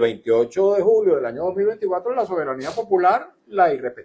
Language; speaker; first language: Spanish; native; Spanish